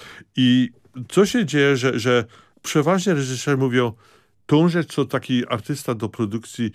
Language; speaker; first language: Polish; early bilingual, heritage; Polish